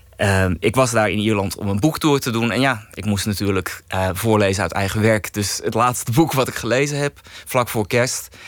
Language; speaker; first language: Dutch; native; Dutch